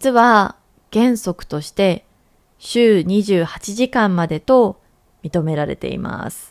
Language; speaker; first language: Japanese; native; Japanese